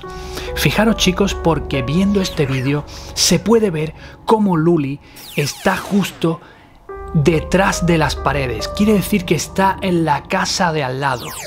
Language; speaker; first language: Spanish; native; Spanish